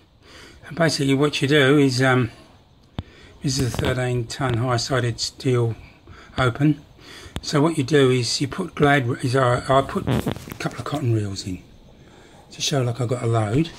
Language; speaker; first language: English; native; English